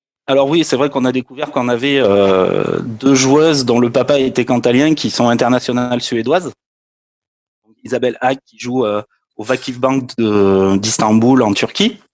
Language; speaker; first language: French; native; French